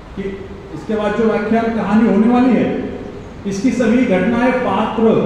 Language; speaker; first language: Hindi; non-native, local second language; Marathi